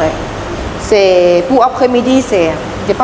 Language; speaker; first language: French; non-native, learner; Thai